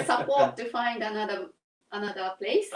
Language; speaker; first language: English; non-native, learner; Japanese